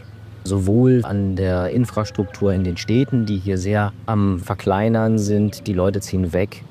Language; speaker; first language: German; native; German